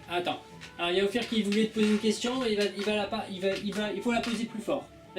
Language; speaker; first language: French; native; French